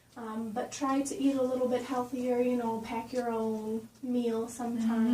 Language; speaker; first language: English; native; English